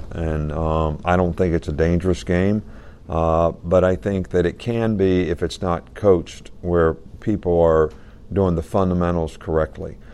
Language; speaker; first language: English; native; English